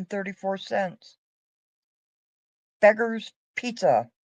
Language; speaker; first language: English; native; English